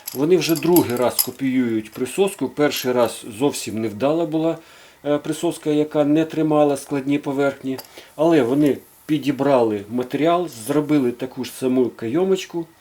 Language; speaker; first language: Ukrainian; non-native, local second language; Russian